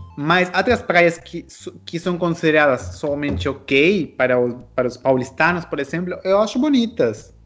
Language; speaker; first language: Portuguese; non-native, fluent; Spanish